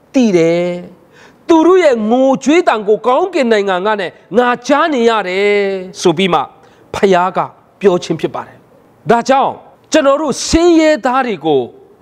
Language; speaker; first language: Burmese; non-native, local second language; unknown